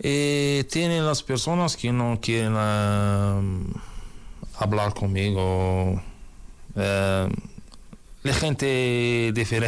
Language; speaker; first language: Spanish; non-native, learner; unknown